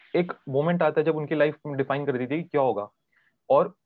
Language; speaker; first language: Hindi; native; Hindi